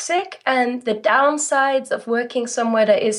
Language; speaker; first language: English; non-native, fluent; German